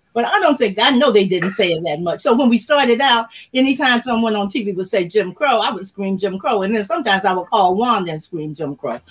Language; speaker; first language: English; native; English